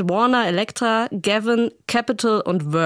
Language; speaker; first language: German; native; German